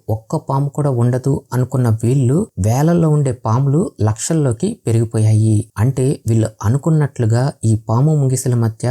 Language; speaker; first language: Telugu; native; Telugu